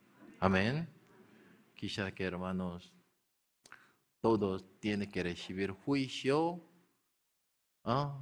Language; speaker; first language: Spanish; non-native, learner; Korean